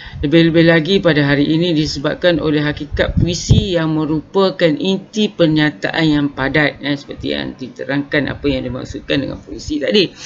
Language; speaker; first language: Malay; native; Malay